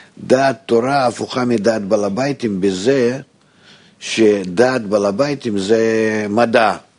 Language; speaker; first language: Hebrew; non-native, fluent; Russian